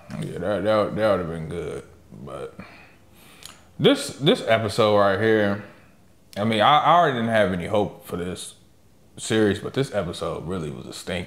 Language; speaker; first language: English; native; English